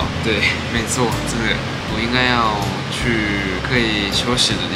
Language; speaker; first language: Chinese; early bilingual, heritage; Japanese